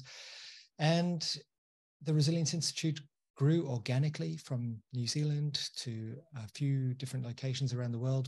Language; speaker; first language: English; native; English